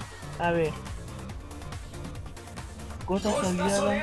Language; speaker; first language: Spanish; native; Spanish